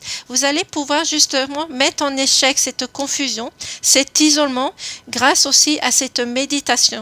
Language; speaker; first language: French; native; French